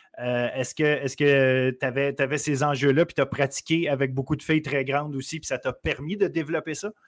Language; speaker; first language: French; native; French